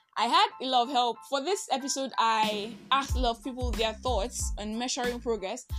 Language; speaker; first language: English; non-native, local second language; Igbo